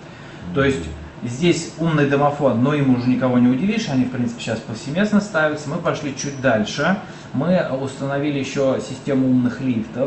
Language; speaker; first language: Russian; native; Russian